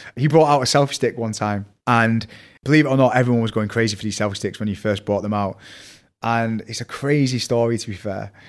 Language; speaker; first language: English; native; English